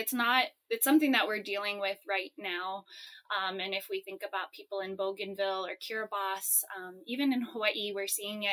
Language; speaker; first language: English; native; English